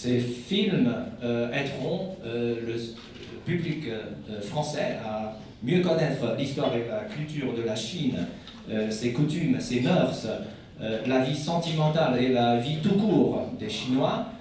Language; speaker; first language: French; non-native, fluent; Chinese